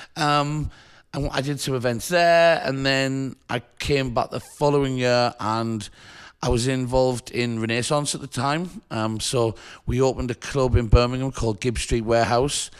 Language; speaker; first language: English; native; English